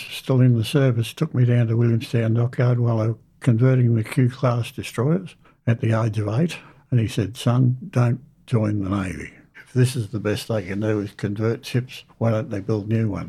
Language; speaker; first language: English; native; English